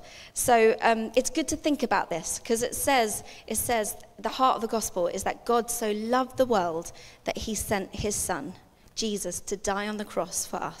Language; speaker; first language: English; native; English